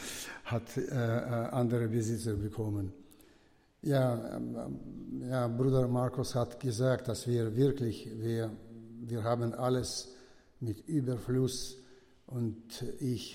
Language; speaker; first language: German; non-native, fluent; Russian